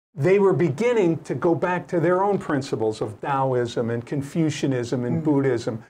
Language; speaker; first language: English; native; English